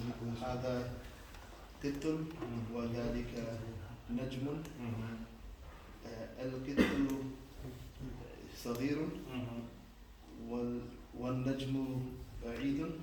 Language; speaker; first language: Arabic; non-native, learner; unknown